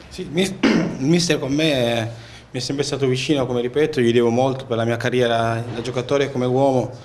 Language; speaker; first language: Italian; native; Italian